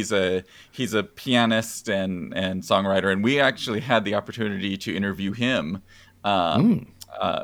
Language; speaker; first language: English; native; English